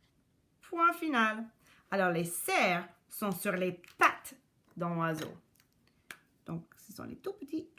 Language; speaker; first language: French; non-native, local second language; English